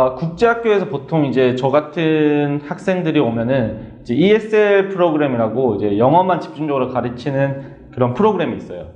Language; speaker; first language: Korean; native; Korean